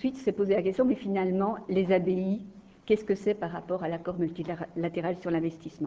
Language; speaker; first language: French; native; French